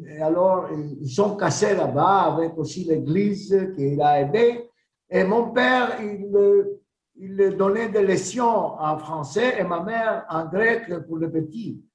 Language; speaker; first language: French; non-native, learner; Greek